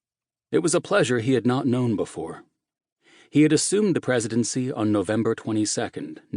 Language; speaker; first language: English; native; English